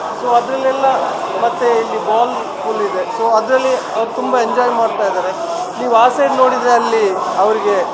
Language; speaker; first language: Kannada; native; Kannada